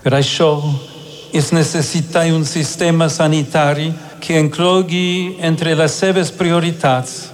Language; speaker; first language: Catalan; non-native, learner; English